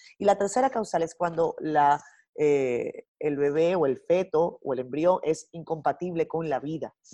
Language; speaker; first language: Spanish; native; Spanish